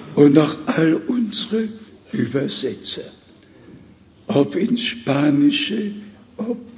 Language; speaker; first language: German; native; German